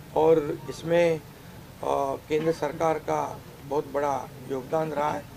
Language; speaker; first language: Hindi; non-native, local second language; Marathi